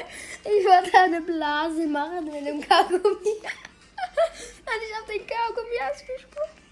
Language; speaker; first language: German; native; German